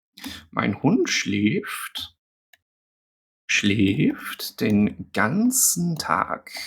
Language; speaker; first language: German; non-native, fluent; English